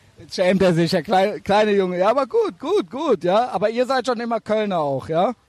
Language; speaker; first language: German; native; German